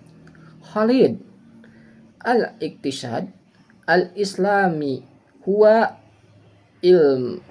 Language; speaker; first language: Arabic; non-native, learner; Indonesian